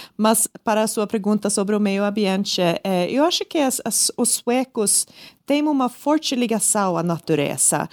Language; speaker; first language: Portuguese; non-native, learner; Swedish